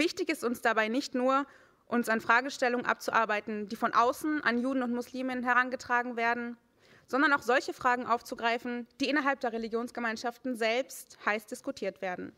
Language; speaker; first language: German; native; German